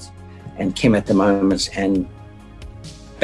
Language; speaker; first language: English; native; English